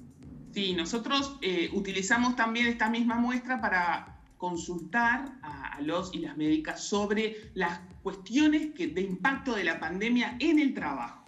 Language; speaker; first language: Spanish; native; Spanish